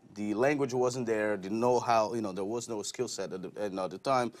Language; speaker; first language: English; non-native, fluent; Portuguese